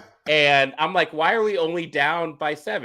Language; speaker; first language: English; native; English